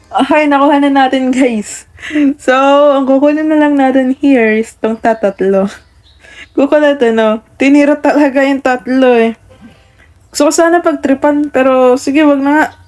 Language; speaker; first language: Filipino; native; Filipino